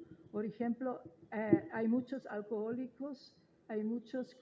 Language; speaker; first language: Spanish; non-native, fluent; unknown